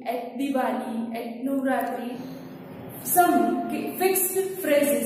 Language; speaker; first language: English; non-native, local second language; Gujarati